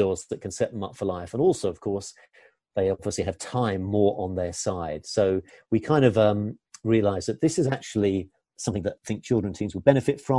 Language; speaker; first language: English; native; English